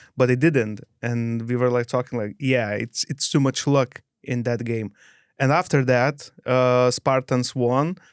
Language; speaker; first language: English; non-native, fluent; Lithuanian